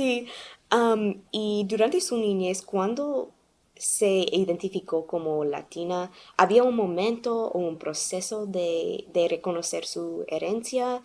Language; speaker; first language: Spanish; non-native, learner; English